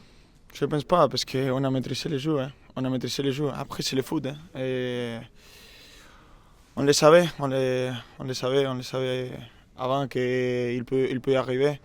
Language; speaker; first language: French; non-native, learner; Spanish